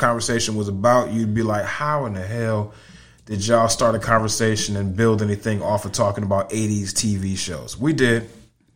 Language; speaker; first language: English; native; English